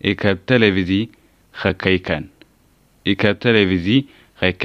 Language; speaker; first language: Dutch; non-native, learner; Tigrinya